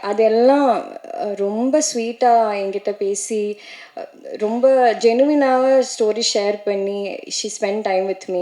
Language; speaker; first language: Tamil; non-native, learner; Malayalam